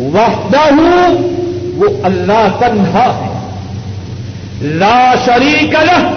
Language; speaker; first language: Urdu; non-native, local second language; Punjabi